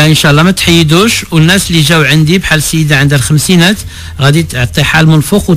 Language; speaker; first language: Arabic; native; Arabic